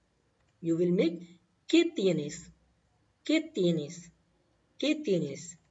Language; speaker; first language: Spanish; non-native, learner; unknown